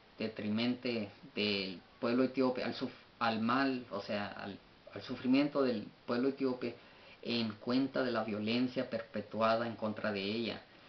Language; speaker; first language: Spanish; native; Spanish